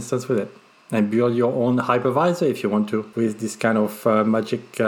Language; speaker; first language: English; non-native, fluent; French